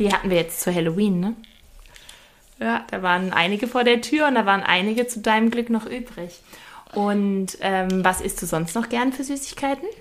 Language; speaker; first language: German; native; German